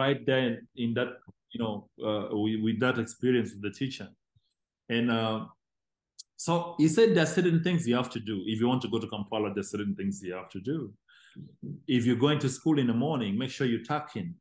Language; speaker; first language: English; non-native, local second language; Acoli